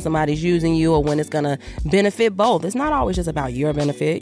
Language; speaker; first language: English; native; English